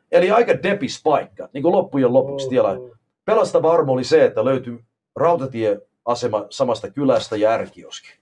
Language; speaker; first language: Finnish; early bilingual, heritage; Finnish